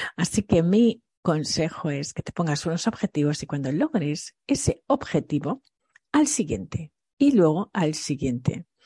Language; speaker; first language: Spanish; early bilingual, other home language; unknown